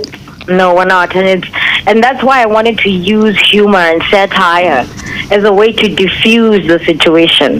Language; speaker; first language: English; non-native, local second language; Zulu